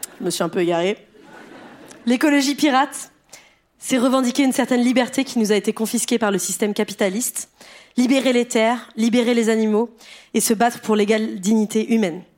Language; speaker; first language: French; native; French